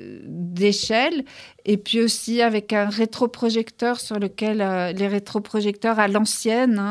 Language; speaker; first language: French; native; French